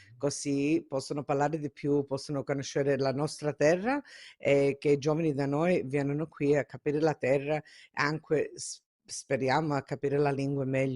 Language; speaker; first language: Italian; early bilingual, heritage; Italian